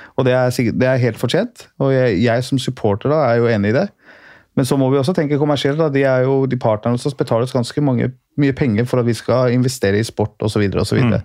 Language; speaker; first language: Norwegian; early bilingual, other home language; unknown